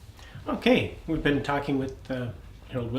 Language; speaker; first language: English; native; English